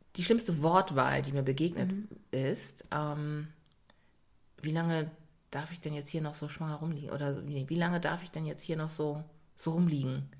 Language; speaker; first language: German; native; German